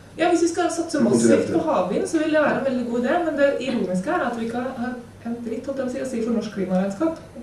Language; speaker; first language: Norwegian; native; Norwegian